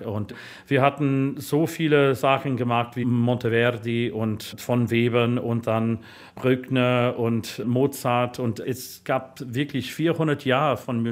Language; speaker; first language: German; non-native, fluent; English